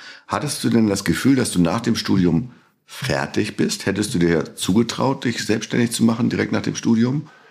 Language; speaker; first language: German; native; German